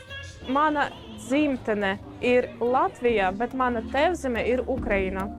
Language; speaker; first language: Latvian; early bilingual, other home language; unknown